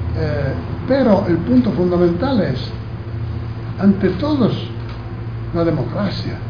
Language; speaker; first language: Spanish; non-native, fluent; Italian